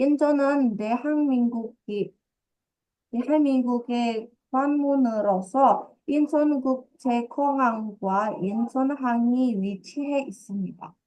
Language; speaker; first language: Korean; non-native, fluent; Indonesian